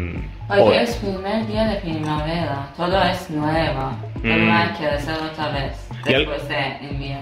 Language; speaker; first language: Spanish; non-native, learner; Persian